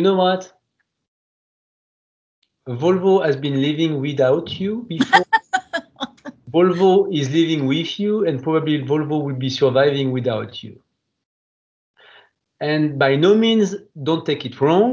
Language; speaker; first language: English; non-native, fluent; French